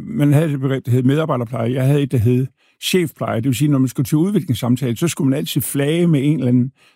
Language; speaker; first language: Danish; native; Danish